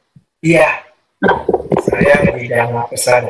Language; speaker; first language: Indonesian; native; Indonesian